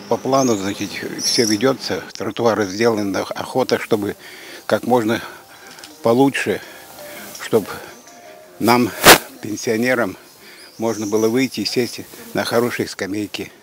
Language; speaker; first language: Russian; native; Russian